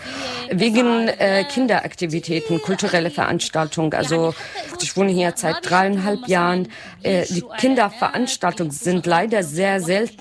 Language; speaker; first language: German; non-native, learner; Arabic